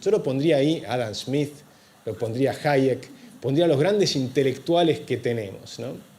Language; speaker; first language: Spanish; native; Spanish